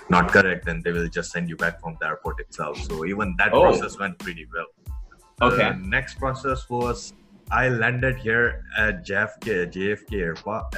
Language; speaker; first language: English; non-native, local second language; Gujarati